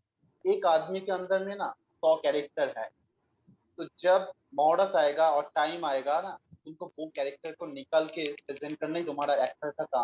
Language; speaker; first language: Hindi; non-native, local second language; Bangla